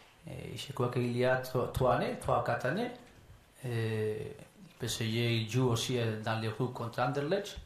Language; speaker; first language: French; non-native, learner; Spanish